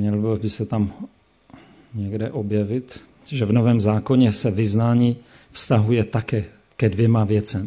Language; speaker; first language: Czech; native; Czech